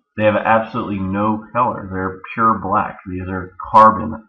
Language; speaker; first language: English; native; English